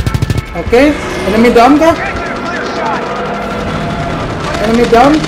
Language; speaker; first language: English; non-native, learner; Indonesian